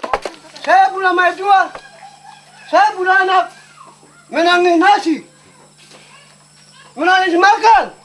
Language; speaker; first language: Indonesian; non-native, local second language; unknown